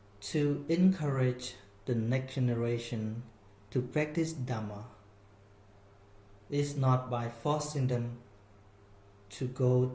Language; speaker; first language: English; non-native, fluent; Khmer